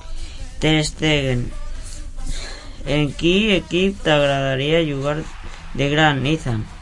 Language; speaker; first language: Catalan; non-native, local second language; Spanish